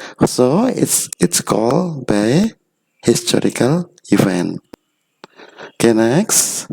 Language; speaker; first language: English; non-native, learner; Indonesian